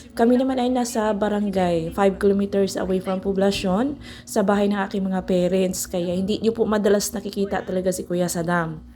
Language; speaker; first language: Filipino; non-native, local second language; Cebuano